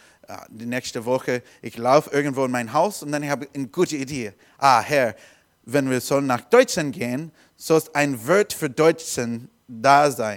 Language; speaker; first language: German; non-native, learner; English